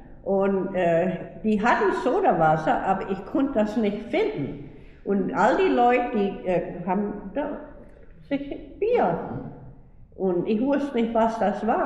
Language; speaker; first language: German; early bilingual, heritage; German